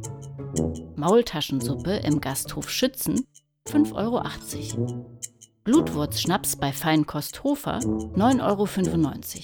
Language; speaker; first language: German; native; German